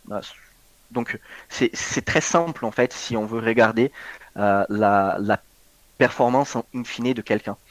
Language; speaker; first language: French; non-native, fluent; Portuguese